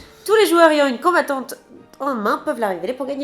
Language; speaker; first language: French; native; French